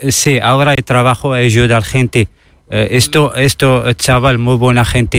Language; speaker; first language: Spanish; non-native, learner; Arabic